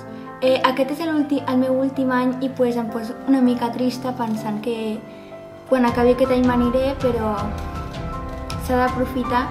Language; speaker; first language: Catalan; non-native, local second language; Spanish